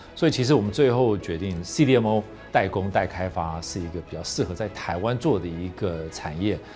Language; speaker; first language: Chinese; non-native, fluent; English